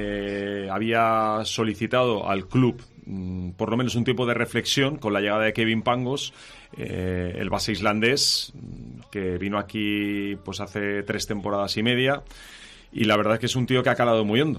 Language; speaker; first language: Spanish; native; Spanish